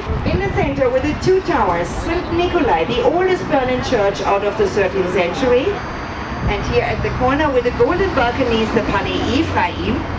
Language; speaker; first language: English; non-native, fluent; German